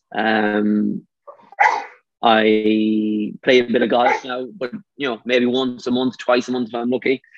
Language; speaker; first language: English; native; English